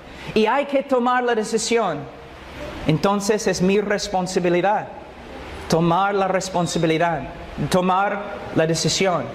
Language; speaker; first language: Spanish; non-native, fluent; English